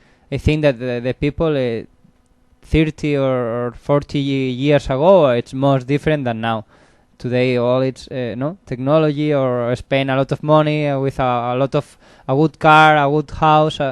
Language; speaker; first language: English; non-native, learner; Spanish